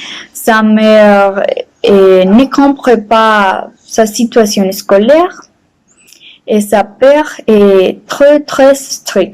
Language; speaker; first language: French; non-native, learner; Spanish